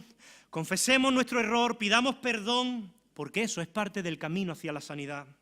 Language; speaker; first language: Spanish; native; Spanish